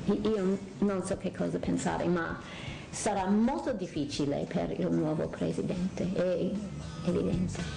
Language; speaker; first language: Italian; non-native, fluent; English